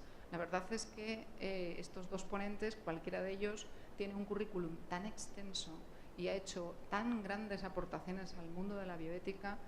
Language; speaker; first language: Spanish; native; Spanish